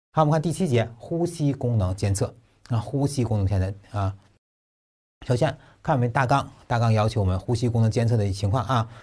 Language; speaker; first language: Chinese; native; Chinese